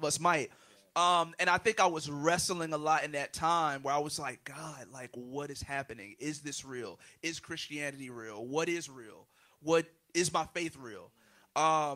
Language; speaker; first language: English; native; English